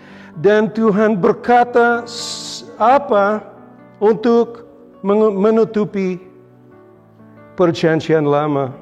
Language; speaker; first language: Indonesian; non-native, local second language; English